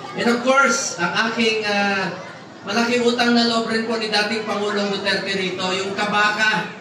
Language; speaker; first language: Filipino; non-native, local second language; Cebuano